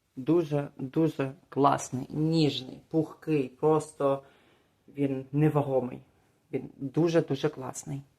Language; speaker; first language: Ukrainian; non-native, local second language; Russian